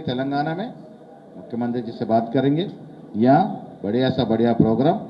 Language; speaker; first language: Hindi; non-native, local second language; Telugu